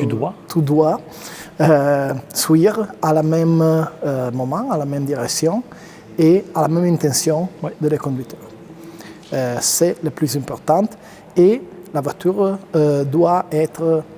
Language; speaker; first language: French; non-native, learner; Italian